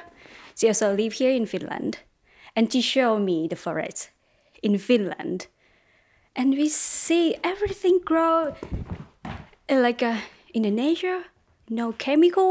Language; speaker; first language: English; non-native, learner; Thai